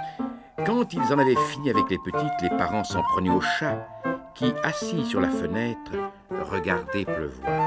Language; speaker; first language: French; native; French